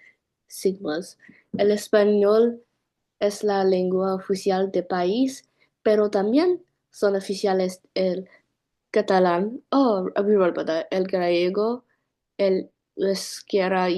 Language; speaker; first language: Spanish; non-native, learner; English